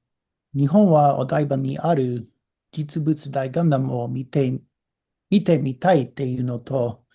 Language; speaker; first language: Japanese; non-native, learner; English